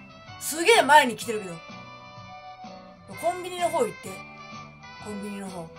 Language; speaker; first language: Japanese; native; Japanese